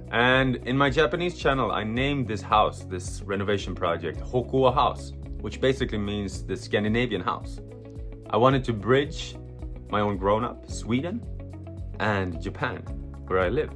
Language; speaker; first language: English; non-native, fluent; Swedish